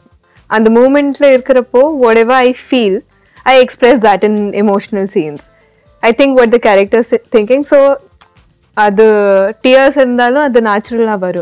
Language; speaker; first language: Tamil; non-native, learner; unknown